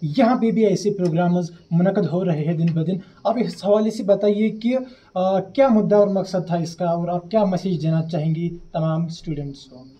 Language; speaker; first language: Hindi; non-native, local second language; Kashmiri